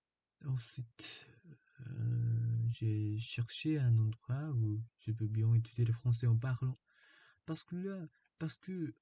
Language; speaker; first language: French; non-native, fluent; Korean